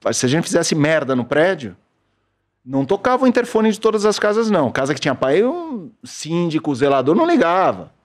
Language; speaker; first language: Portuguese; native; Portuguese